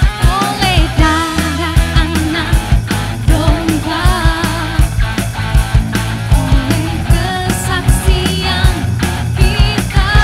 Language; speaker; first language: Indonesian; native; Indonesian